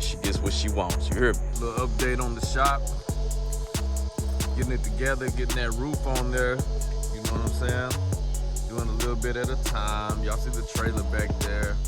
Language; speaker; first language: English; native; English